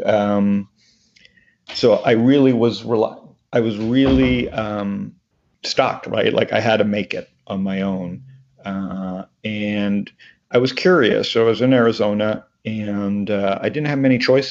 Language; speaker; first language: English; native; English